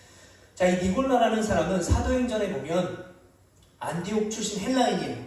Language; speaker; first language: Korean; native; Korean